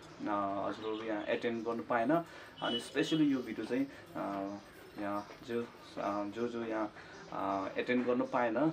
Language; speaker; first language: Nepali; non-native, local second language; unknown